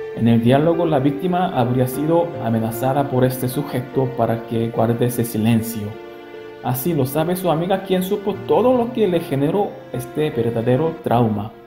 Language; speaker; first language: Spanish; non-native, fluent; Korean